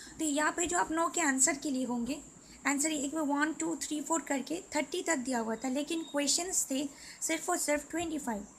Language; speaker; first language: Hindi; non-native, local second language; Bangla